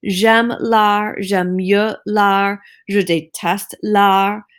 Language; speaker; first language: French; non-native, fluent; English